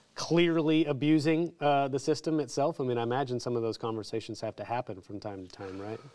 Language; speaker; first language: English; native; English